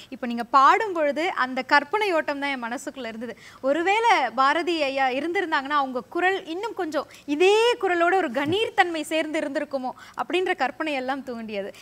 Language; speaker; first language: Tamil; native; Tamil